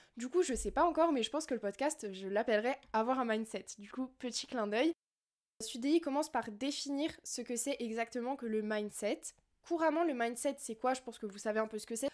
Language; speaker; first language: French; native; French